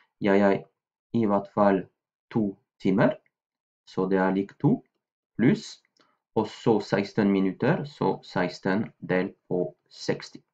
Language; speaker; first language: Norwegian; non-native, fluent; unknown